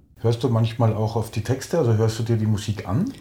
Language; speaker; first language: German; native; German